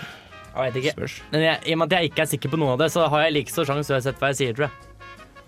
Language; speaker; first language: Norwegian; native; Norwegian